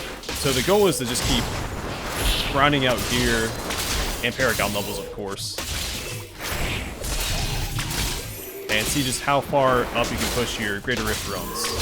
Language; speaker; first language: English; native; English